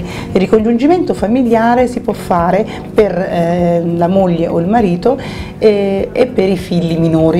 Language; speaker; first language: Italian; native; Italian